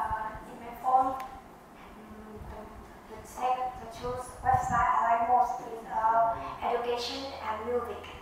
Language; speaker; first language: English; non-native, learner; Vietnamese